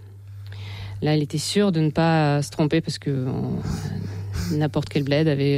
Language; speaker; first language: French; non-native, fluent; Russian